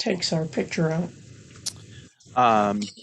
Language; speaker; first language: English; native; English